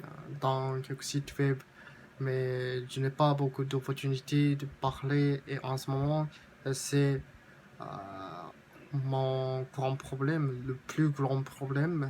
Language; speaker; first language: French; non-native, learner; Japanese